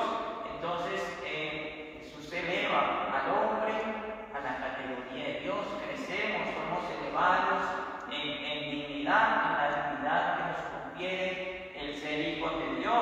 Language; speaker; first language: Spanish; native; Spanish